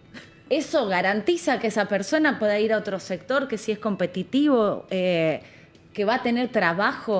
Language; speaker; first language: Spanish; native; Spanish